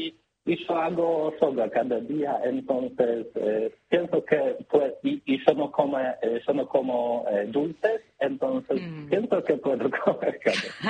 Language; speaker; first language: Spanish; non-native, learner; Polish